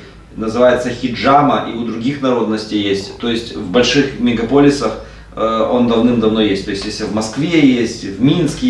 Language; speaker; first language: Russian; native; Russian